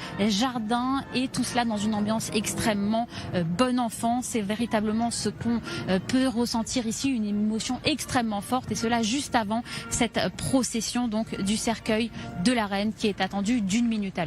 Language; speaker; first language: French; native; French